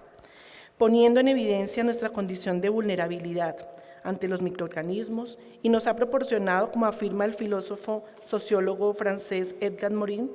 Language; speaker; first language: Spanish; native; Spanish